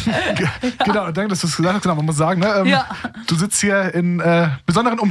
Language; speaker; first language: German; native; German